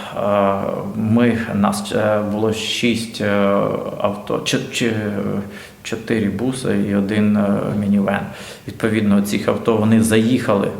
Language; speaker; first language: Ukrainian; native; Ukrainian